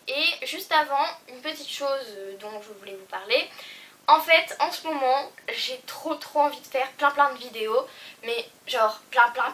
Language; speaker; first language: French; native; French